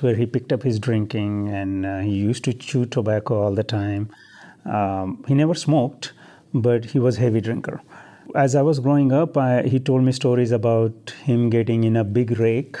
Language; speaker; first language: English; non-native, local second language; Marathi